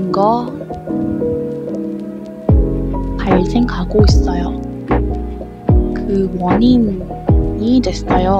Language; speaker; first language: Korean; non-native, learner; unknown